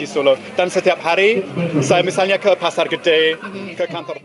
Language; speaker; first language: Indonesian; non-native, fluent; English